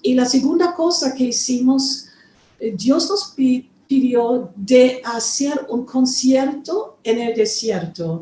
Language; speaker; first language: Spanish; non-native, fluent; German